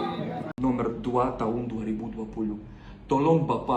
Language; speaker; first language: Indonesian; non-native, learner; Russian